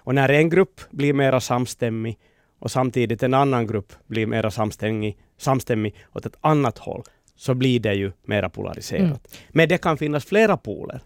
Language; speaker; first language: Swedish; native; Swedish